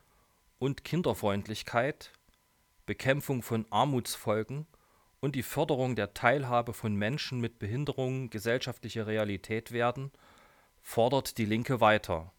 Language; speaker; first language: German; native; German